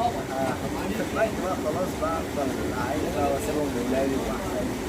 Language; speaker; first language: Arabic; native; Arabic